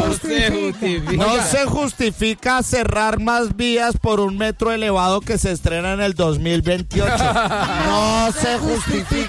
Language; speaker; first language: Spanish; native; Spanish